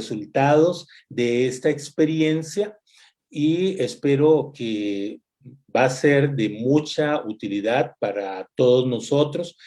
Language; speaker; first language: Spanish; native; Spanish